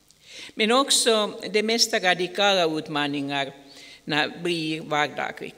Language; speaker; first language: Swedish; non-native, fluent; Finnish